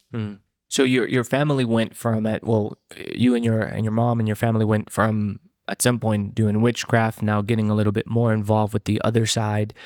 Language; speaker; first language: English; native; English